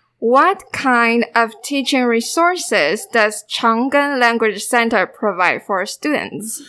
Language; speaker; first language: English; non-native, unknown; Chinese